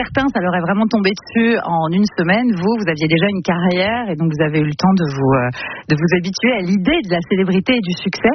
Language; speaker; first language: French; native; French